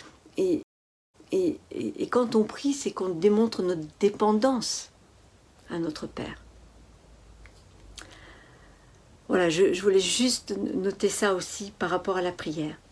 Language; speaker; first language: French; native; French